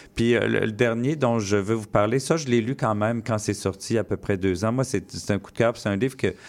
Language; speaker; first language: French; native; French